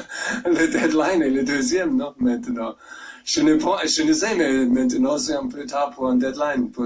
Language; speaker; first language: French; non-native, fluent; German